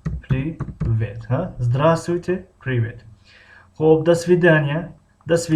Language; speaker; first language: Russian; non-native, fluent; Tajik